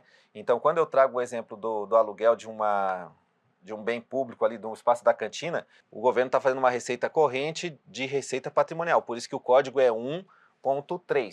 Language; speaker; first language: Portuguese; native; Portuguese